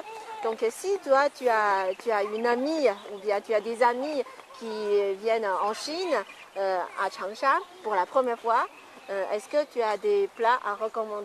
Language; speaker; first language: French; non-native, fluent; Chinese